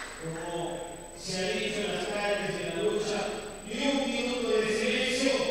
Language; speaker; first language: Spanish; native; Spanish